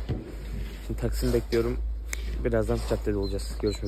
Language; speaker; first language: Turkish; native; Turkish